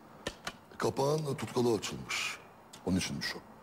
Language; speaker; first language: Turkish; native; Turkish